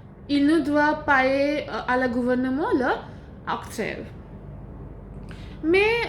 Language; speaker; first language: French; non-native, learner; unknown